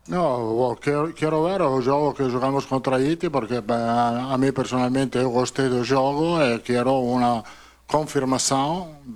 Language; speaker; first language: Portuguese; non-native, learner; Italian